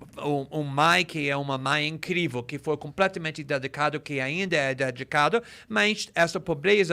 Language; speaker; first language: Portuguese; non-native, fluent; English